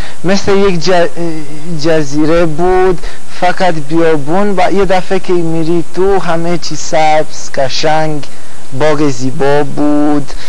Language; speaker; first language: Persian; non-native, fluent; Romanian